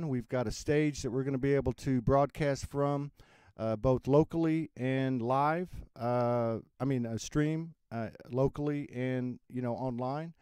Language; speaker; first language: English; native; English